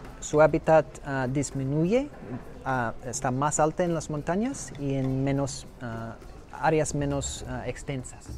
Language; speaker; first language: Spanish; non-native, fluent; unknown